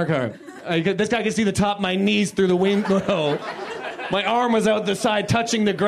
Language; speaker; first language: English; native; English